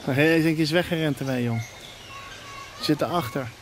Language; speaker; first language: Dutch; native; Dutch